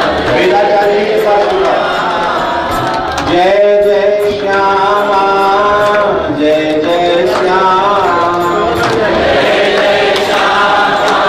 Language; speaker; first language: Hindi; native; Hindi